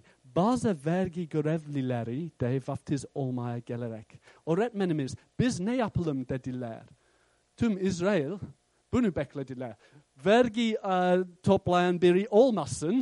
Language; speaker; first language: Turkish; non-native, fluent; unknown